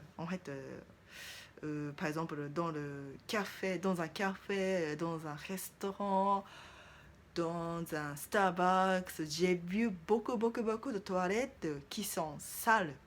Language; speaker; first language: French; non-native, learner; Japanese